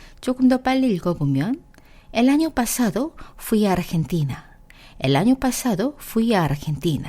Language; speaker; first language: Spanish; non-native, fluent; Korean